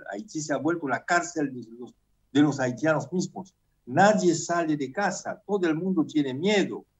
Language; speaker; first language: Spanish; non-native, fluent; Haitian Creole